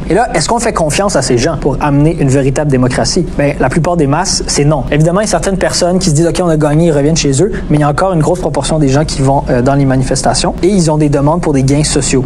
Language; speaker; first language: French; native; French